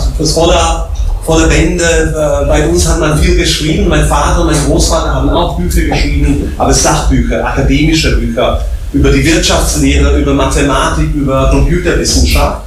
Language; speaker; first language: German; non-native, fluent; Slovak